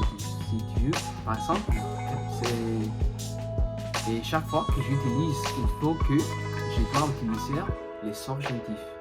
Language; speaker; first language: French; non-native, learner; Spanish